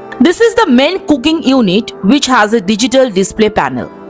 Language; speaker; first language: English; non-native, local second language; Bangla